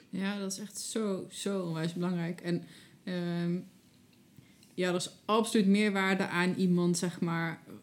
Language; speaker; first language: Dutch; native; Dutch